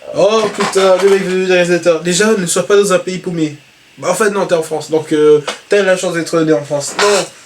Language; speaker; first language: French; native; French